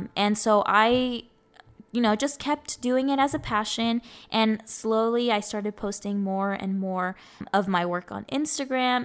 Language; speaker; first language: English; early bilingual, other home language; Spanish